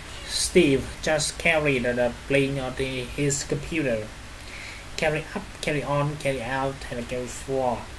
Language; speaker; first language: English; non-native, fluent; Vietnamese